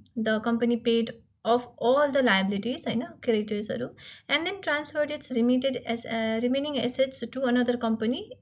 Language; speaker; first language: English; non-native, local second language; Nepali